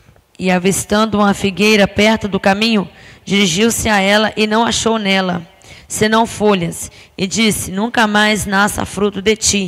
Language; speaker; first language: Portuguese; native; Portuguese